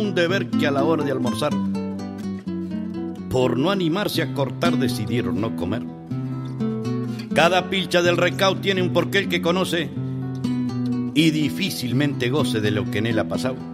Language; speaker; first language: Spanish; native; Spanish